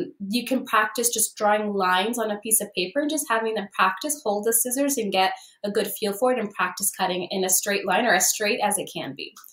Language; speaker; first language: English; early bilingual, other home language; Spanish